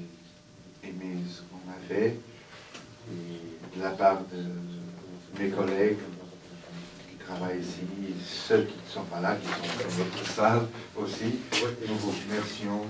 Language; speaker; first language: French; non-native, fluent; Portuguese